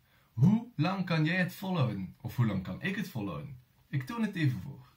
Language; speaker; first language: Dutch; native; Dutch